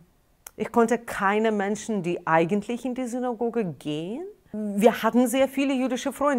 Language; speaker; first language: German; non-native, fluent; Russian